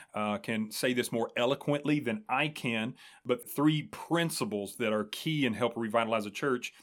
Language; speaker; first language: English; native; English